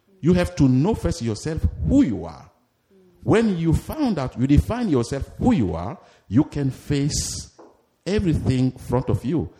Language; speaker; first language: English; non-native, fluent; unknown